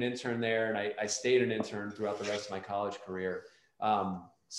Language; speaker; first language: English; native; English